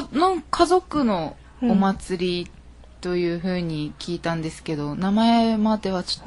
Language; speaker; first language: Japanese; native; Japanese